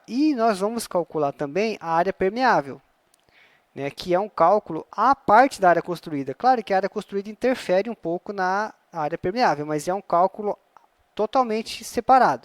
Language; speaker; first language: Portuguese; native; Portuguese